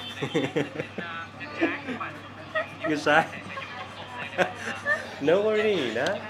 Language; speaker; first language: Vietnamese; native; Vietnamese